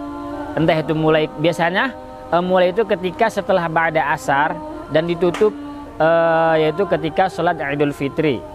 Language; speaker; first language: Indonesian; native; Indonesian